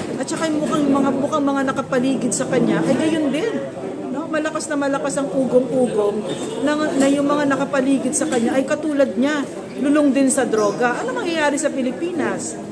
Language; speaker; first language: Filipino; native; Filipino